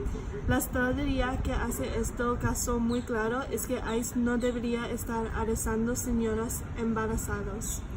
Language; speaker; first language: Spanish; non-native, learner; English